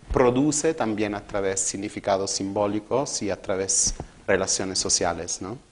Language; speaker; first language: Spanish; non-native, fluent; Italian